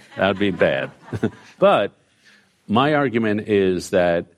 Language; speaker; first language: English; native; English